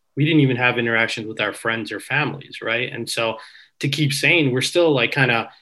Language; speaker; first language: English; early bilingual, other home language; Hindi